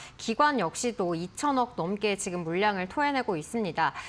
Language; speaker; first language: Korean; native; Korean